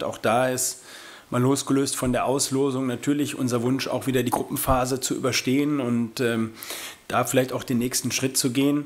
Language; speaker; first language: German; native; German